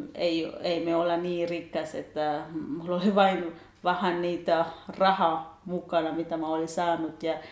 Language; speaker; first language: Finnish; non-native, fluent; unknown